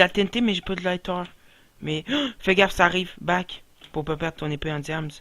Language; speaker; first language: French; native; French